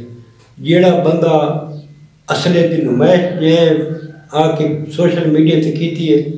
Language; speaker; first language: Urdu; non-native, local second language; Saraiki